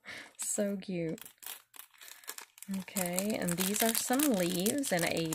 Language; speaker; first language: English; native; English